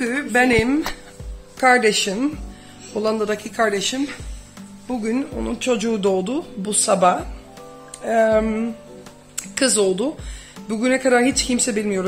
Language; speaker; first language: Turkish; early bilingual, heritage; Dutch